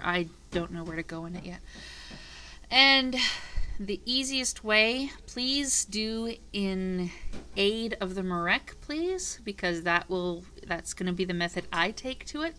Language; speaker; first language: English; native; English